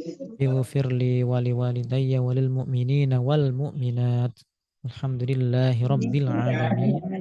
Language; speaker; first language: Arabic; non-native, fluent; Indonesian